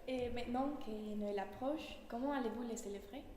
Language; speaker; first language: French; non-native, learner; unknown